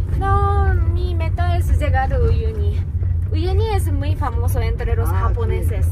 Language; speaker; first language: Spanish; non-native, fluent; Japanese